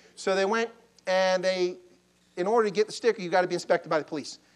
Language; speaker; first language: English; native; English